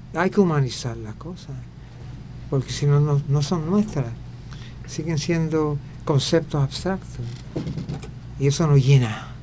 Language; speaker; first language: Spanish; early bilingual, heritage; Spanish